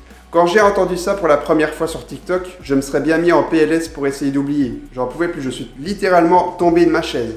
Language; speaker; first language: French; native; French